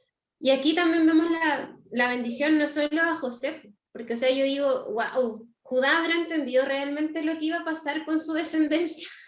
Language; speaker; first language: Spanish; native; Spanish